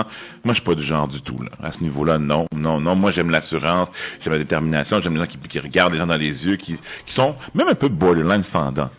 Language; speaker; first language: French; native; French